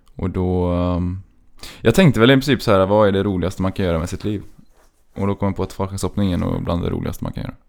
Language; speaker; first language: Swedish; native; Swedish